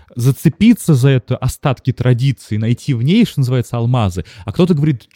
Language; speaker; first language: Russian; native; Russian